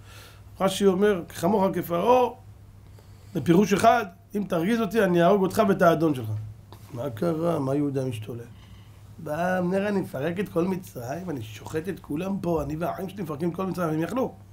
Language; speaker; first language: Hebrew; native; Hebrew